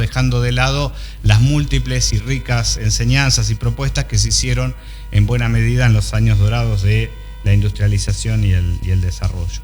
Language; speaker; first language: Spanish; native; Spanish